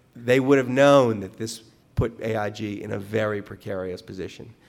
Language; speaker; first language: English; native; English